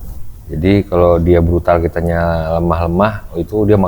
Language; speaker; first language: Indonesian; native; Indonesian